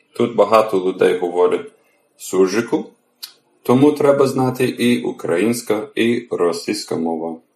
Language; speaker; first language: Ukrainian; non-native, fluent; English